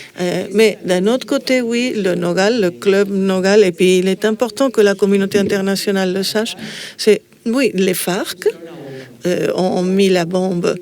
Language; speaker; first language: French; non-native, fluent; Spanish